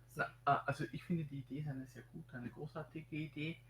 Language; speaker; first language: German; native; German